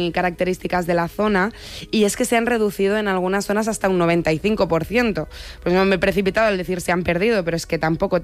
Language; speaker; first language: Spanish; native; Spanish